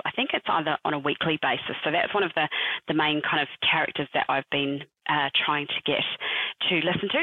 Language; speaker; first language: English; native; English